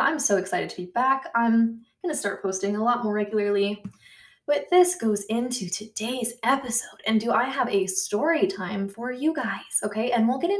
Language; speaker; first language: English; native; English